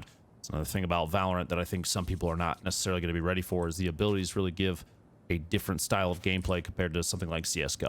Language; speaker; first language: English; native; English